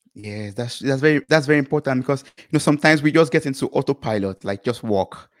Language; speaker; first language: English; non-native, local second language; Yoruba